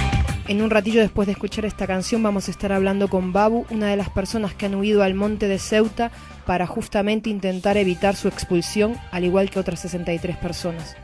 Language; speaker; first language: Spanish; native; Spanish